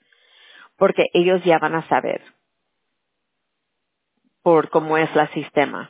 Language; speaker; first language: Spanish; early bilingual, heritage; Spanish